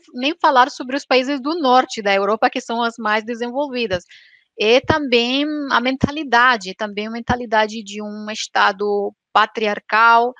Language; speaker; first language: Portuguese; non-native, fluent; Romanian